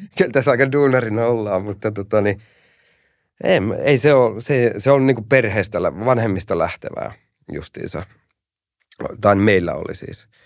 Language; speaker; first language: Finnish; early bilingual, heritage; Finnish